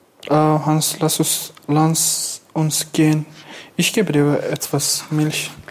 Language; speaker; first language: German; non-native, fluent; Kurdish